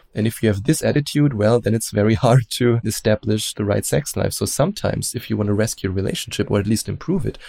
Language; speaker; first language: English; non-native, fluent; German